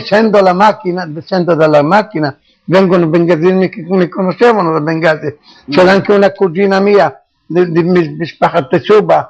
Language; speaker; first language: Italian; non-native, local second language; Arabic